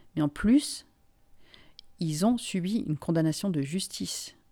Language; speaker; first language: French; non-native, local second language; Finnish